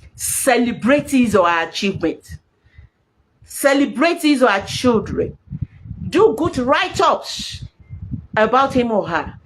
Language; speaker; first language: English; non-native, local second language; Yoruba